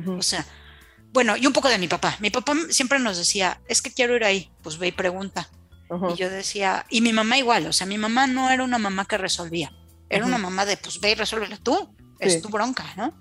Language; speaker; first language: Spanish; native; Spanish